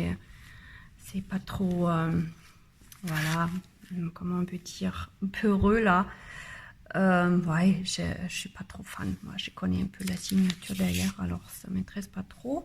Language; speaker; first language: French; non-native, learner; German